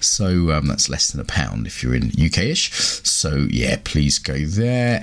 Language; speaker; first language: English; native; English